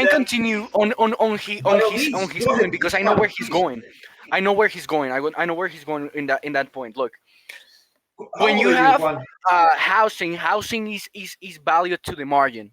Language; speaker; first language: English; non-native, fluent; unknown